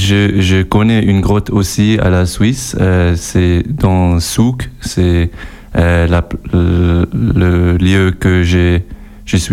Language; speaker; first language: French; non-native, local second language; German